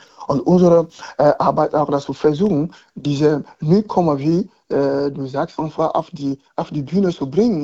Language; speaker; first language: German; non-native, learner; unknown